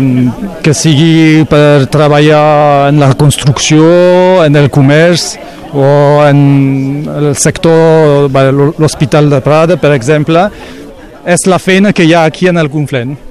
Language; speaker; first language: Catalan; non-native, local second language; French